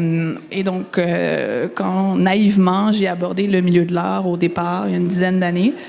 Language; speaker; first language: French; native; French